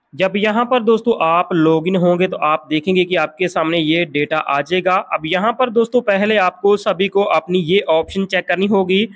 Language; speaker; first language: Hindi; non-native, local second language; Punjabi